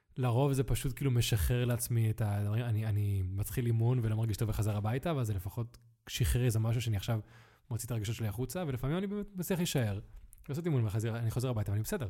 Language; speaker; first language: Hebrew; early bilingual, other home language; Spanish